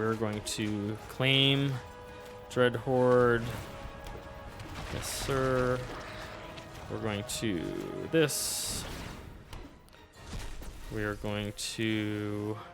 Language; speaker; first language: English; native; English